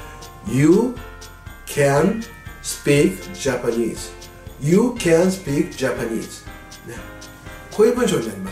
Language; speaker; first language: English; non-native, fluent; Japanese